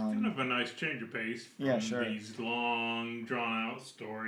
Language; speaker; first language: English; native; English